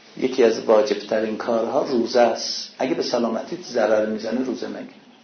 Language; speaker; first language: Persian; non-native, local second language; Azerbaijani